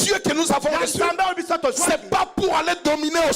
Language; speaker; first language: French; non-native, local second language; Lingala